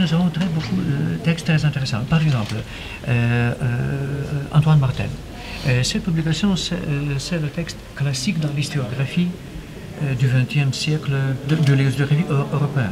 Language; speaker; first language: French; non-native, learner; Ukrainian